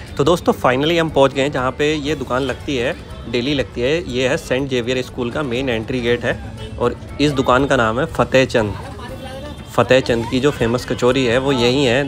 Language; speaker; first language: Hindi; native; Hindi